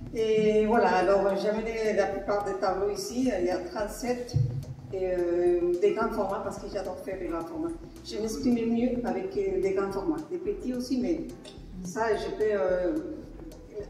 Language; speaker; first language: French; non-native, fluent; Spanish